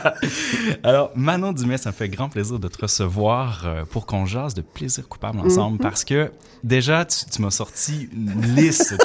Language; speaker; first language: French; native; French